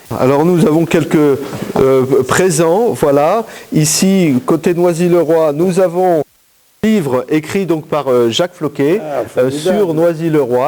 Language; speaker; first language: French; native; French